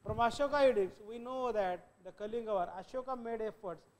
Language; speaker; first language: English; non-native, local second language; Marathi